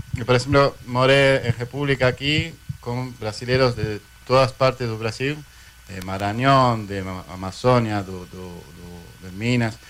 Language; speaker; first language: Portuguese; non-native, fluent; Spanish